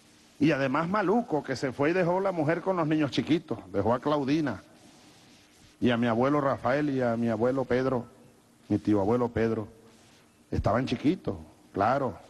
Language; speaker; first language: Spanish; native; Spanish